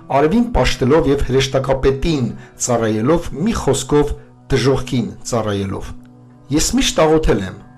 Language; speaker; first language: Armenian; non-native, local second language; Kurdish